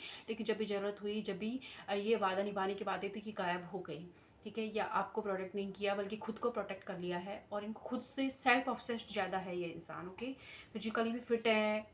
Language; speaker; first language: Hindi; native; Hindi